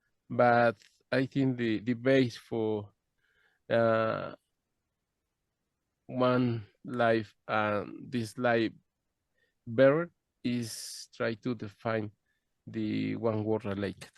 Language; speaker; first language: English; non-native, learner; Spanish